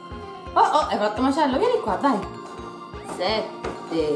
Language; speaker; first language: Italian; native; Italian